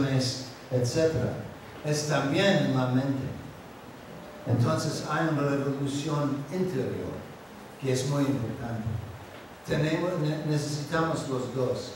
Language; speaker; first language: Spanish; non-native, fluent; English